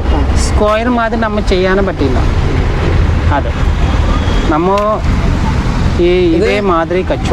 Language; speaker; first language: Malayalam; non-native, learner; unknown